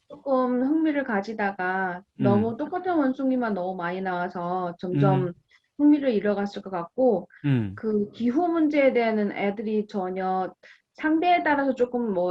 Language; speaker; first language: Korean; non-native, fluent; Chinese